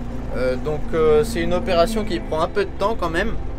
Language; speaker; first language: French; native; French